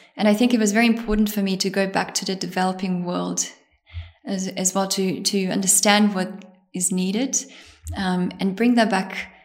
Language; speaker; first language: English; early bilingual, other home language; Bosnian